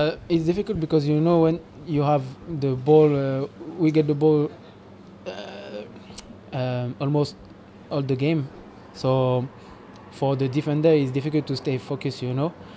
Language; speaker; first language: English; non-native, fluent; French